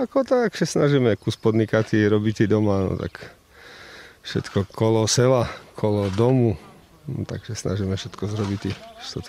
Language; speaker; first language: Slovak; non-native, local second language; Rusyn